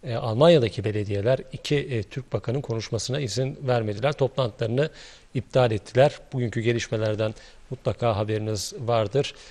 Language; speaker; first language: Turkish; native; Turkish